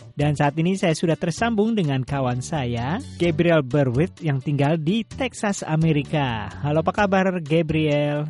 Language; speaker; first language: Indonesian; native; Indonesian